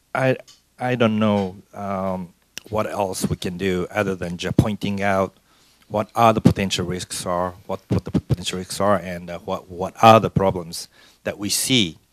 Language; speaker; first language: English; non-native, fluent; Japanese